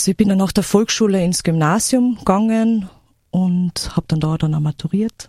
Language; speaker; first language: German; native; German